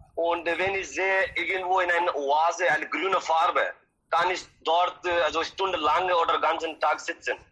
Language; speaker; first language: German; non-native, learner; Hindi